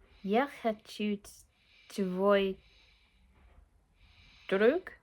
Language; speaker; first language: Russian; non-native, learner; English